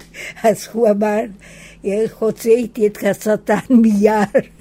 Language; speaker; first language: Hebrew; non-native, fluent; Yiddish